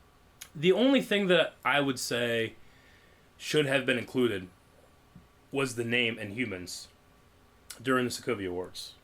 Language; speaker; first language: English; native; English